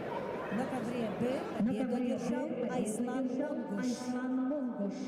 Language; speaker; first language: Russian; native; Russian